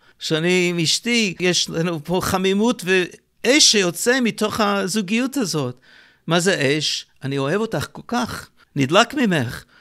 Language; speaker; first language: Hebrew; native; Hebrew